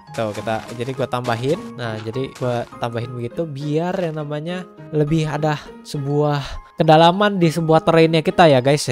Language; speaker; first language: Indonesian; native; Indonesian